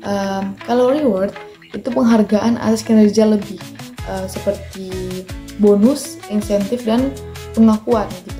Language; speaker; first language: Indonesian; native; Indonesian